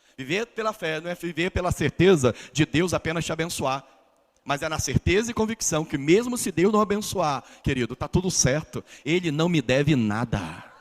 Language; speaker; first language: Portuguese; native; Portuguese